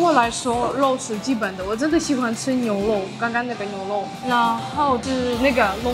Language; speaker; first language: Chinese; non-native, fluent; Russian